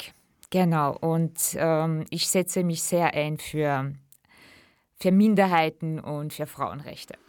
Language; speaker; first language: German; early bilingual, other home language; Central Kurdish